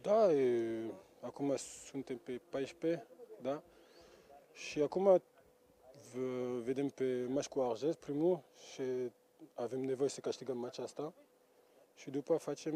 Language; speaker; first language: Romanian; non-native, learner; French